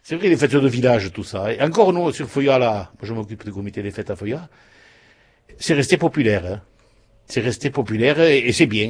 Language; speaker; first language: French; native; French